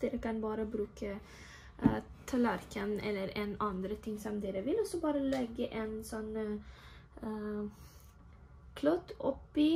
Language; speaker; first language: Norwegian; non-native, fluent; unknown